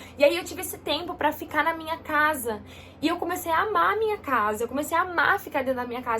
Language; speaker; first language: Portuguese; native; Portuguese